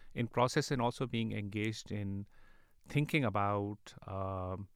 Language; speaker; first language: English; non-native, local second language; Urdu